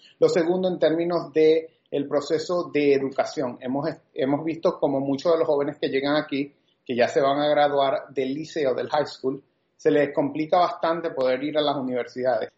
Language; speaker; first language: Spanish; native; Spanish